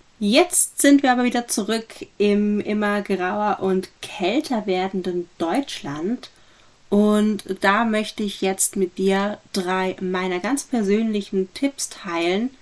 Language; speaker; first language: German; native; German